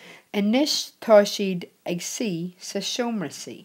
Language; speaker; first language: Irish; non-native, local second language; English